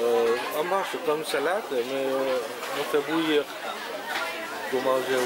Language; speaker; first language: French; non-native, fluent; Vietnamese